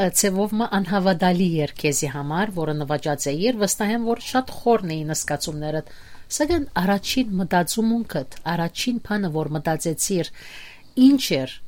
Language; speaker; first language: Armenian; early bilingual, heritage; Armenian